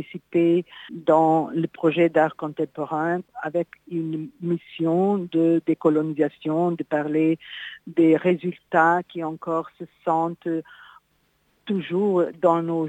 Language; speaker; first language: French; non-native, fluent; Portuguese